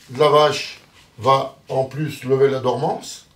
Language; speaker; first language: French; native; French